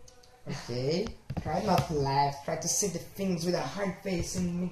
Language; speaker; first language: English; non-native, fluent; Portuguese